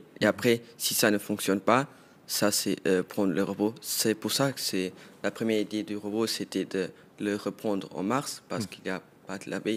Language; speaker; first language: French; non-native, local second language; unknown